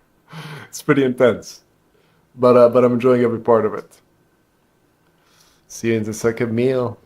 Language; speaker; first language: English; non-native, fluent; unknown